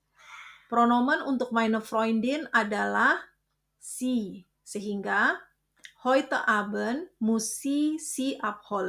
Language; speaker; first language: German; non-native, fluent; Indonesian